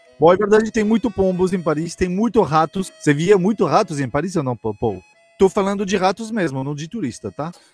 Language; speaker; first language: Portuguese; non-native, fluent; French